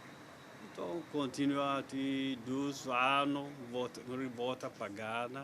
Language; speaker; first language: Portuguese; non-native, learner; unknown